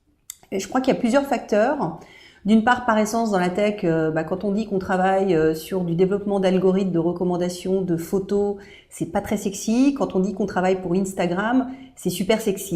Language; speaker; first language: French; native; French